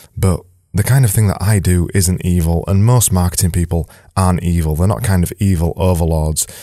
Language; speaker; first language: English; native; English